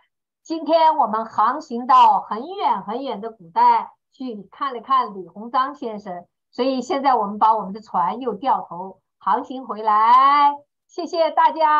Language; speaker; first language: Chinese; native; Chinese